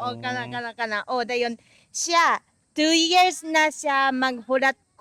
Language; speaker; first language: Cebuano; non-native, learner; Japanese